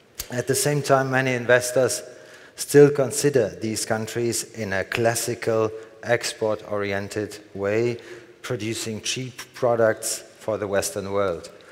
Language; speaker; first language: English; non-native, fluent; German